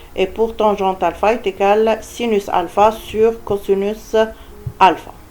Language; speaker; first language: French; non-native, local second language; Arabic